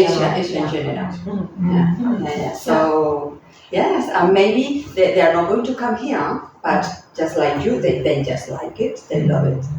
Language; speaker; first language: English; non-native, fluent; Spanish